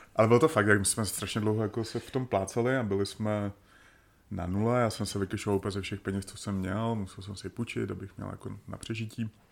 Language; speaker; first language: Czech; early bilingual, other home language; Slovak